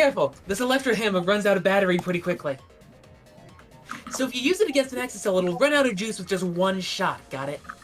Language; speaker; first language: English; native; English